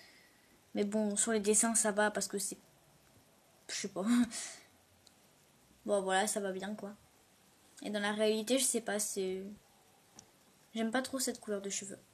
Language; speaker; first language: French; native; French